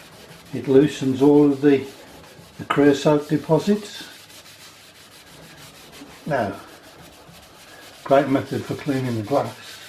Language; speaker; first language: English; native; English